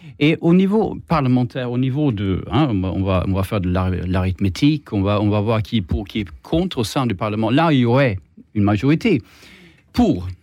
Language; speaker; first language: French; non-native, fluent; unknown